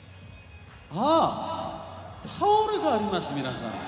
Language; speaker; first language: Japanese; non-native, fluent; Korean